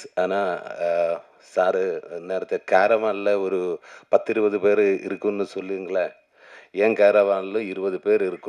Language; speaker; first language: Tamil; non-native, learner; Malayalam